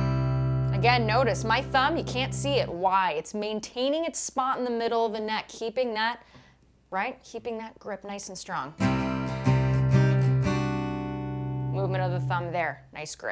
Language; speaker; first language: English; native; English